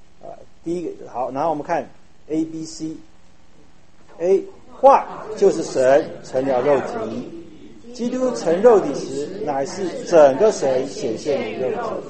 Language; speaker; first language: Chinese; native; Chinese